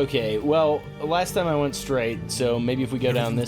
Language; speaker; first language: English; native; English